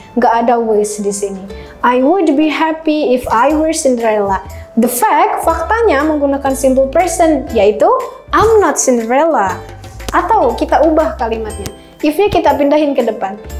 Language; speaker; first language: English; non-native, learner; Indonesian